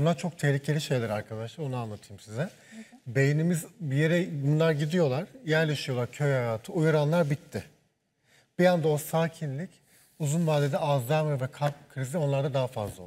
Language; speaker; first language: Turkish; native; Turkish